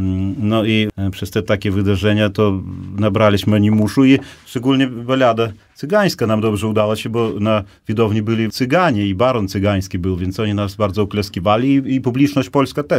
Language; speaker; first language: Polish; native; Polish